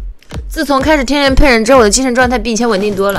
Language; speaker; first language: Chinese; native; Chinese